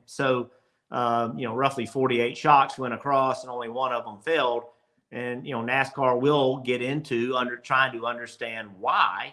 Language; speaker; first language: English; native; English